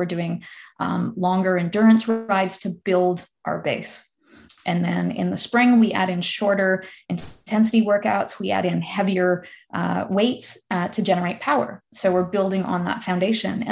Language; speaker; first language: English; native; English